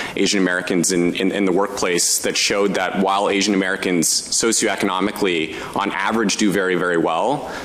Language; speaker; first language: English; native; English